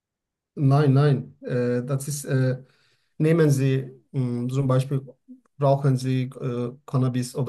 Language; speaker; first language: German; non-native, learner; Turkish